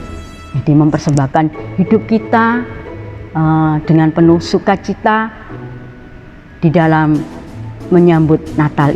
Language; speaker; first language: Indonesian; native; Indonesian